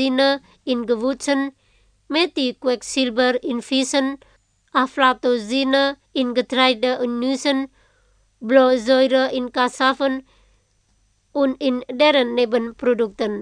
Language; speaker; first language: German; non-native, fluent; Indonesian